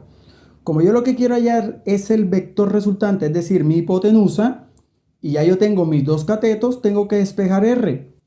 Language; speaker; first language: Spanish; native; Spanish